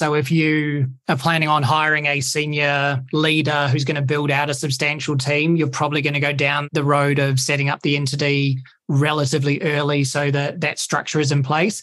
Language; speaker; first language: English; native; English